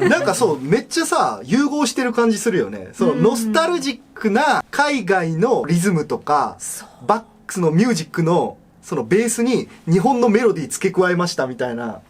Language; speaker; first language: Japanese; native; Japanese